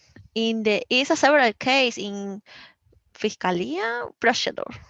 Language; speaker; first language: English; non-native, learner; Spanish